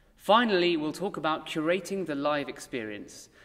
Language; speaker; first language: English; native; English